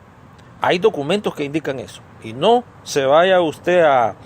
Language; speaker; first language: Spanish; native; Spanish